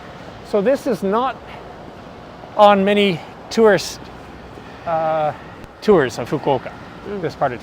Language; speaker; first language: English; non-native, fluent; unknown